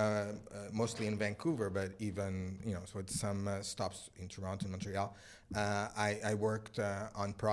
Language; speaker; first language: English; native; English